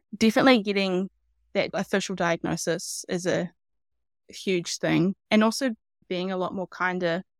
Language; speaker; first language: English; native; English